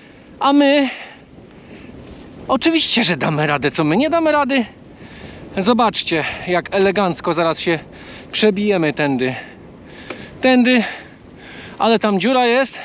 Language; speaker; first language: Polish; native; Polish